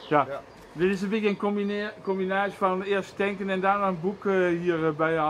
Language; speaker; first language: Dutch; native; Dutch